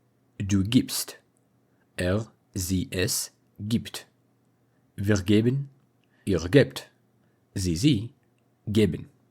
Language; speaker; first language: German; non-native, fluent; English